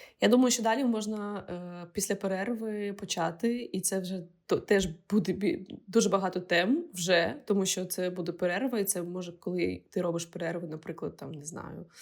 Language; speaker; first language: Ukrainian; non-native, local second language; Russian